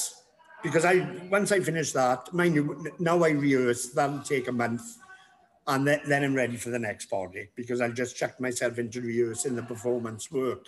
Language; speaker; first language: English; native; English